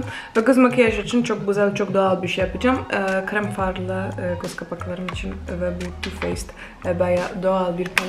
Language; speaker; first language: Turkish; non-native, fluent; Polish